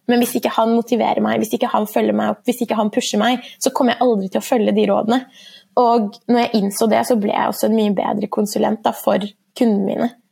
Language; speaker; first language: Norwegian; early bilingual, other home language; Persian